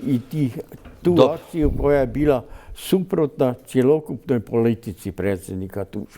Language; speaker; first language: Croatian; native; Croatian